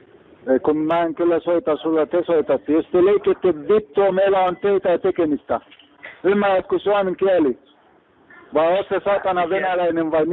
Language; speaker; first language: Finnish; non-native, learner; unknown